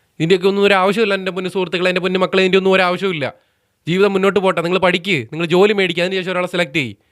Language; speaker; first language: Malayalam; native; Malayalam